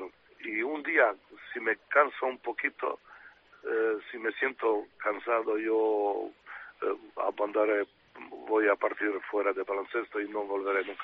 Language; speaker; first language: Spanish; non-native, fluent; Serbian